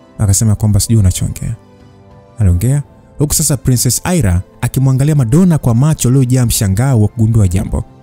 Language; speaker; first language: Swahili; native; Swahili